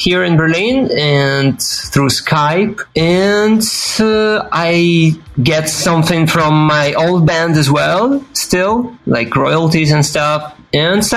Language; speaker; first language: English; non-native, fluent; Ukrainian